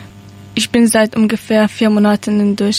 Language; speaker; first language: German; non-native, learner; Persian